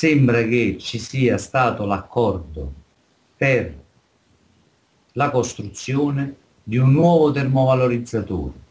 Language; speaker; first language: Italian; native; Italian